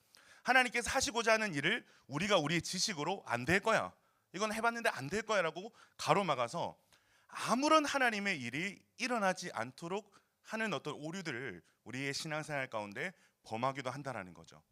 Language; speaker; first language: Korean; native; Korean